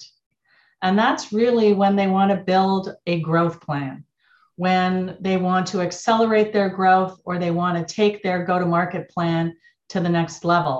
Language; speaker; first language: English; native; English